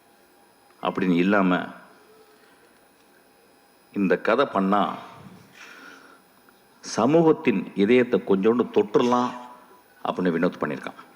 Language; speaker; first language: Tamil; native; Tamil